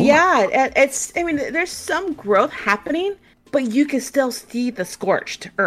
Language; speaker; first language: English; native; English